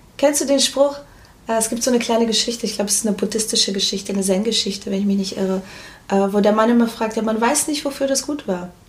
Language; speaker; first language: German; early bilingual, other home language; Portuguese